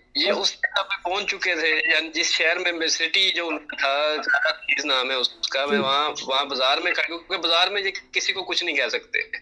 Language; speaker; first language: Urdu; non-native, local second language; Punjabi